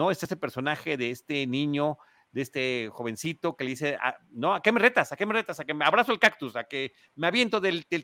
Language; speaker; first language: Spanish; native; Spanish